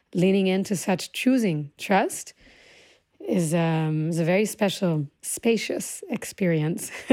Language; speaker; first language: English; early bilingual, other home language; Hebrew